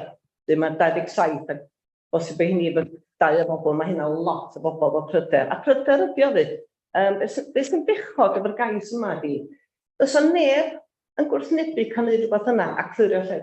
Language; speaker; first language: Welsh; native; Welsh